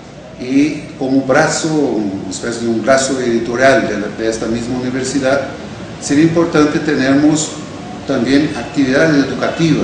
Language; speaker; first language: Spanish; non-native, fluent; Portuguese